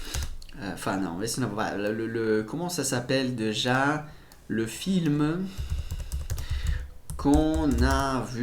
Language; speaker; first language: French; non-native, fluent; Portuguese